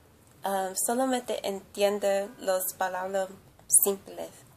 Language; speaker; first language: Spanish; early bilingual, heritage; English